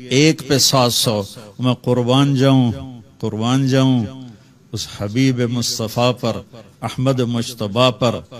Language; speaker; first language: Urdu; non-native, local second language; Punjabi